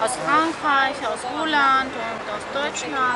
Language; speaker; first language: German; non-native, fluent; Armenian